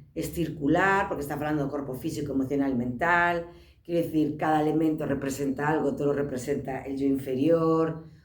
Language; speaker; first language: Spanish; non-native, local second language; Galician